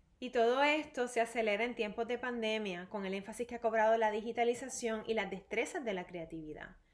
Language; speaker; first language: Spanish; native; Spanish